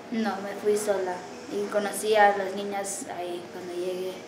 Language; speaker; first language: Spanish; early bilingual, heritage; English